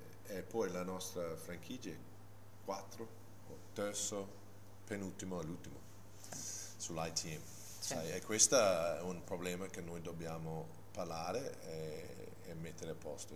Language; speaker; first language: Italian; non-native, fluent; English